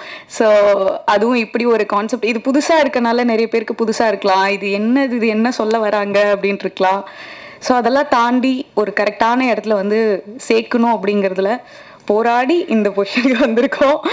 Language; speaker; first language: Tamil; native; Tamil